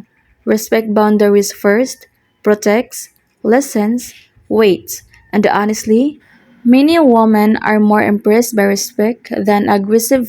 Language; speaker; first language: English; non-native, local second language; Filipino